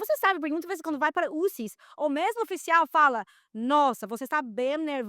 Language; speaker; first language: Portuguese; non-native, fluent; Spanish